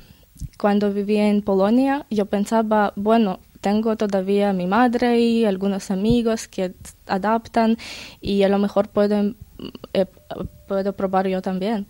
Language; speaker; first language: Spanish; non-native, learner; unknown